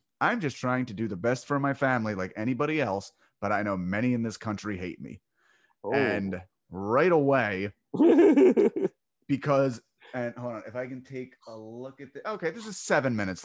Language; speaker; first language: English; native; English